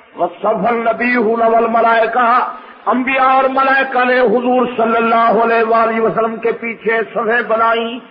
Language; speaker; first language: Urdu; native; Urdu